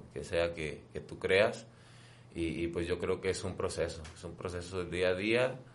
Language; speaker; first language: Spanish; native; Spanish